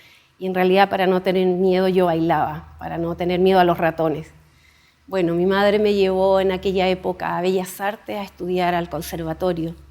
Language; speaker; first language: Spanish; native; Spanish